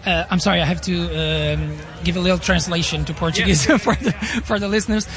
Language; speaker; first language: English; non-native, fluent; Portuguese